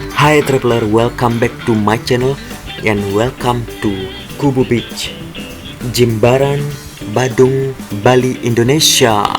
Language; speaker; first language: English; non-native, fluent; Indonesian